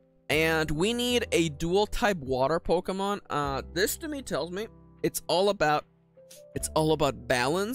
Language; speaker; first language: English; native; English